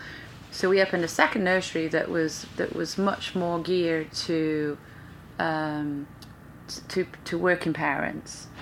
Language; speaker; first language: English; native; English